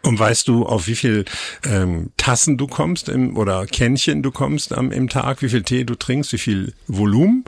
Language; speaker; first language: German; native; German